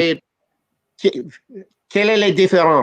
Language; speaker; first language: French; non-native, local second language; English